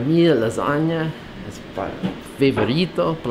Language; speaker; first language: Spanish; non-native, learner; English